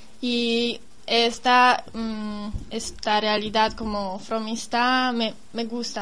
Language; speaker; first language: Spanish; non-native, learner; Italian